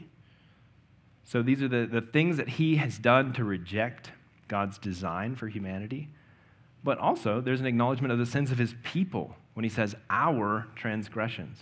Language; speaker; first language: English; native; English